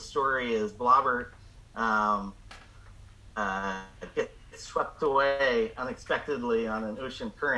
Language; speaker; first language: English; native; English